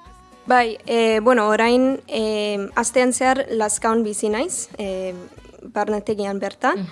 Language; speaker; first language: Basque; non-native, learner; English